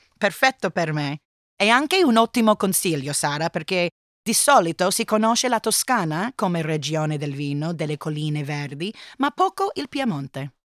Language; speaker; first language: Italian; non-native, learner; English